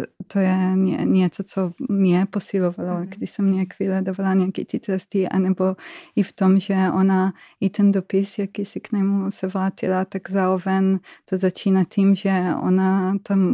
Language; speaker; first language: Czech; non-native, fluent; Hebrew